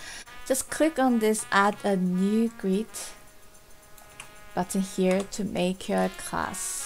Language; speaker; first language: English; non-native, fluent; Korean